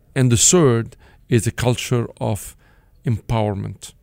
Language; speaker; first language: English; non-native, fluent; Arabic